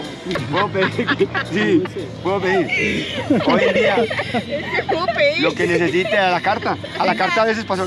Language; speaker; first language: Spanish; native; Spanish